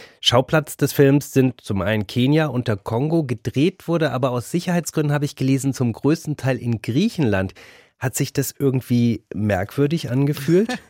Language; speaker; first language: German; native; German